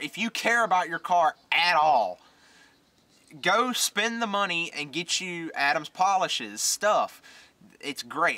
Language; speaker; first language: English; native; English